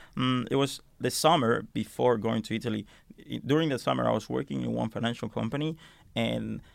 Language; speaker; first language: English; non-native, fluent; Finnish